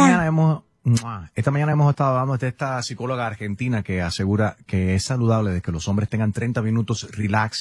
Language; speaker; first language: Spanish; native; Spanish